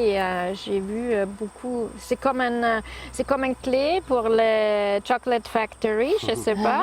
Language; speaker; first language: French; non-native, learner; English